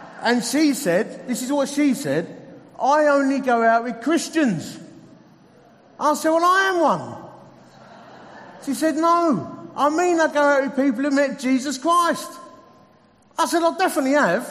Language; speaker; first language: English; native; English